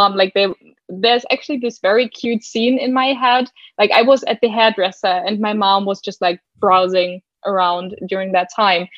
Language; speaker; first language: English; non-native, fluent; German